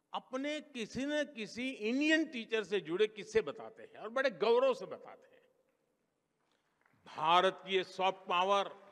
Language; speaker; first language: Hindi; non-native, local second language; Gujarati